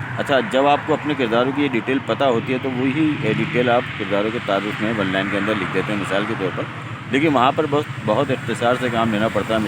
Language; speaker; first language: Urdu; non-native, local second language; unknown